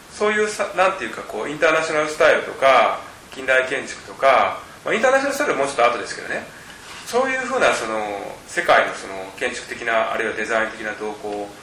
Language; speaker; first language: Japanese; native; Japanese